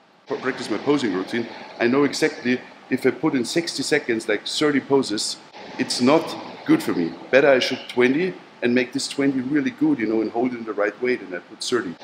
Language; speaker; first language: English; non-native, learner; German